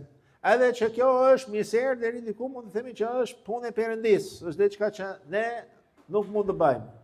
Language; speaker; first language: Albanian; non-native, fluent; English